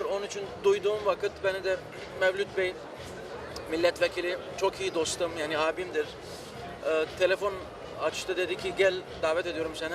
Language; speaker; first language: Turkish; early bilingual, heritage; Turkish